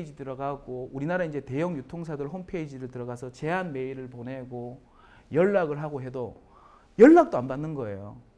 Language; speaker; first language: Korean; native; Korean